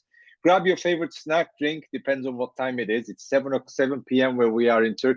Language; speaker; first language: English; non-native, fluent; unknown